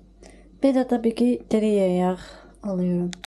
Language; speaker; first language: Turkish; non-native, learner; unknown